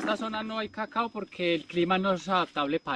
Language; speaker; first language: Spanish; native; Spanish